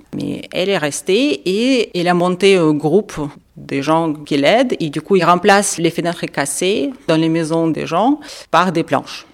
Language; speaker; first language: French; non-native, fluent; Ukrainian